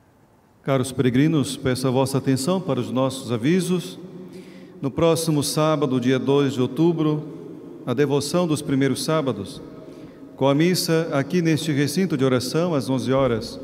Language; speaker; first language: Portuguese; native; Portuguese